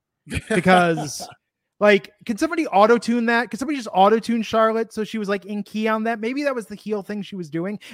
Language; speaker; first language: English; native; English